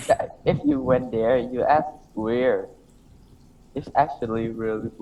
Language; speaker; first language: English; non-native, learner; Vietnamese